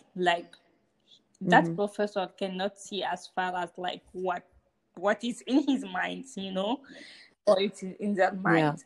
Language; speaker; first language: English; non-native, fluent; Hausa